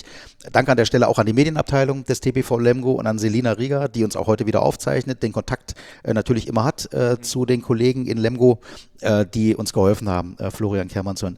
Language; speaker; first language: German; native; German